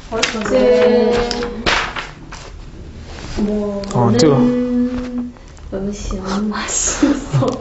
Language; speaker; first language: Korean; non-native, learner; Chinese